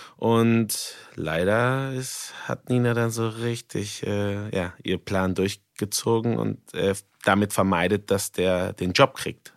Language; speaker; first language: German; non-native, fluent; Spanish